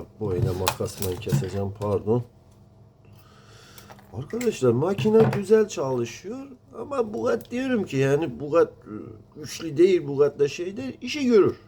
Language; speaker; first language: Turkish; non-native, learner; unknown